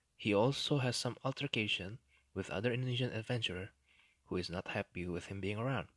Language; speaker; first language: English; non-native, fluent; Indonesian